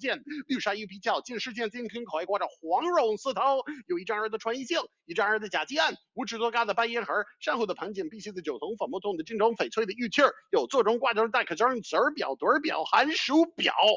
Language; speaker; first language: Chinese; non-native, fluent; English